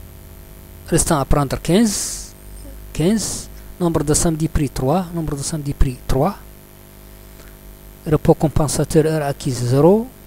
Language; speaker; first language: French; non-native, local second language; Arabic